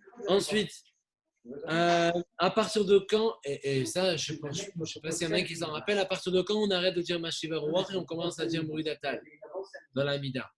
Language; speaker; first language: French; native; French